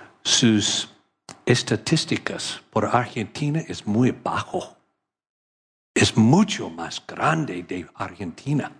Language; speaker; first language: Spanish; non-native, learner; English